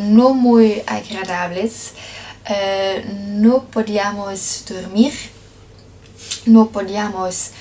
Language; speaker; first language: Spanish; non-native, learner; Dutch